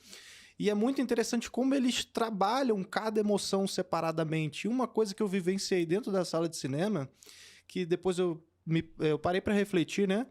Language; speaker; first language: Portuguese; native; Portuguese